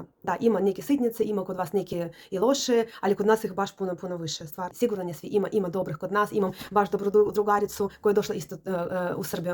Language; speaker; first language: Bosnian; non-native, learner; Russian